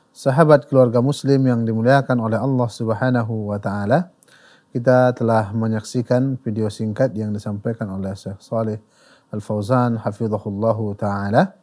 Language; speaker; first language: Malay; native; Malay